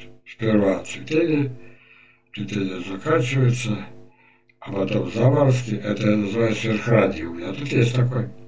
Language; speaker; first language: Russian; native; Russian